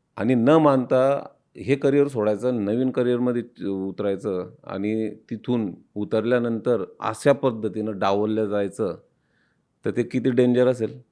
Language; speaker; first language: Marathi; native; Marathi